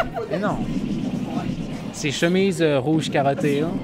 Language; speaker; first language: French; native; French